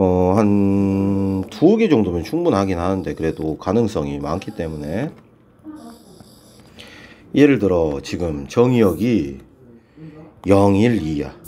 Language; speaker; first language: Korean; native; Korean